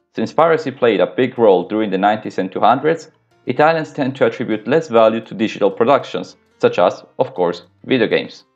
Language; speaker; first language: English; non-native, fluent; Italian